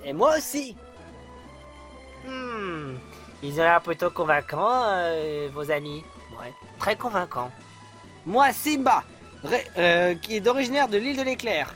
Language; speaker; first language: French; native; French